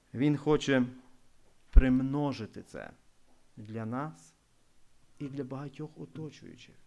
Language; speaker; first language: Ukrainian; non-native, local second language; Russian